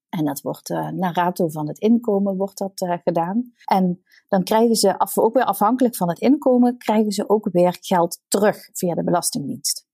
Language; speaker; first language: Dutch; native; Dutch